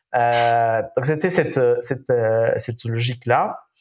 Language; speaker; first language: French; native; French